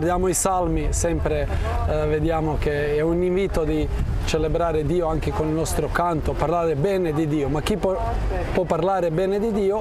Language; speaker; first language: Italian; non-native, fluent; Croatian